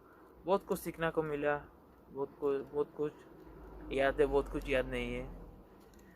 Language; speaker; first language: Hindi; non-native, local second language; Bangla